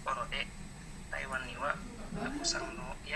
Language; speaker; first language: Japanese; non-native, learner; Indonesian